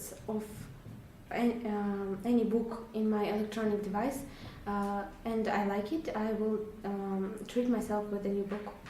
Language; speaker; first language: English; non-native, learner; Russian